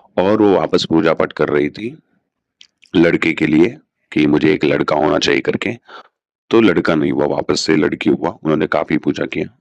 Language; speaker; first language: Hindi; non-native, local second language; Telugu